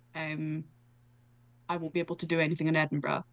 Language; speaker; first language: English; native; English